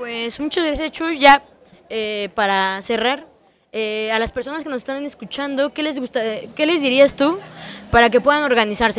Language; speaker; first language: Spanish; native; Spanish